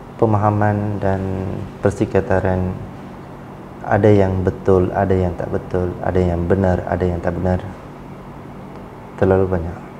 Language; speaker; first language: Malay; non-native, local second language; Tamil